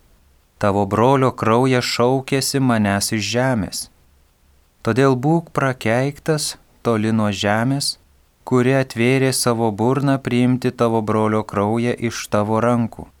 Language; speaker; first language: Lithuanian; native; Lithuanian